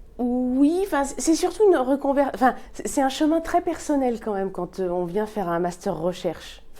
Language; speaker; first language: French; native; French